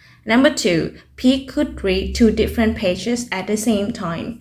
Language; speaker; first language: English; non-native, fluent; Thai